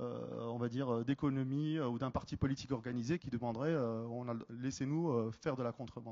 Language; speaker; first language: French; native; French